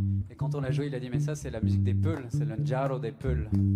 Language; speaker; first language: French; non-native, local second language; English